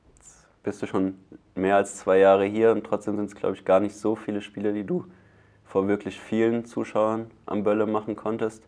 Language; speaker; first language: German; native; German